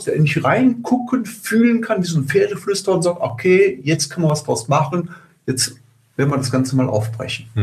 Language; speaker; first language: German; native; German